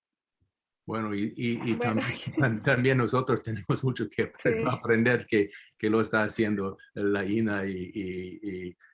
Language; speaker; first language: Spanish; non-native, fluent; English